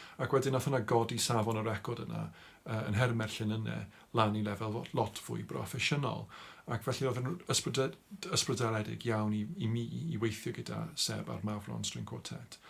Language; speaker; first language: Welsh; non-native, local second language; English